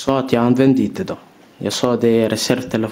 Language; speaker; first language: Swedish; early bilingual, other home language; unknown